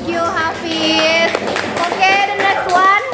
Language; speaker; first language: English; non-native, learner; Indonesian